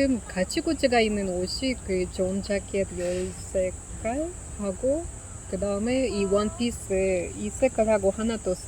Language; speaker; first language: Korean; non-native, learner; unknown